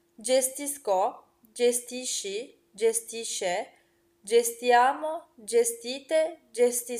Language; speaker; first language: Italian; non-native, fluent; Turkish